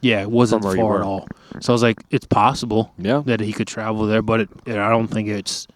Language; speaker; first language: English; native; English